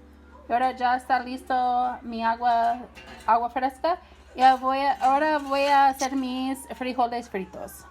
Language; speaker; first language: Spanish; non-native, learner; English